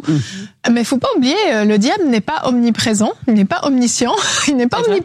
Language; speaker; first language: French; native; French